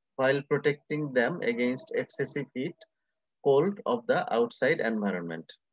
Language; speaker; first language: English; non-native, local second language; Bangla